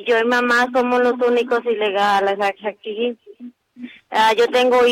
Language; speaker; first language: Spanish; early bilingual, other home language; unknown